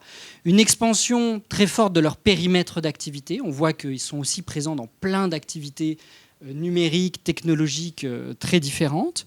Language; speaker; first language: French; native; French